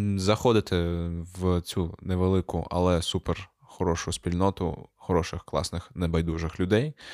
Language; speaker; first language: Ukrainian; non-native, local second language; Russian